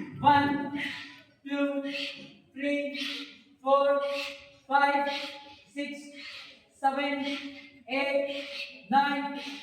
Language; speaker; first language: English; non-native, local second language; Kannada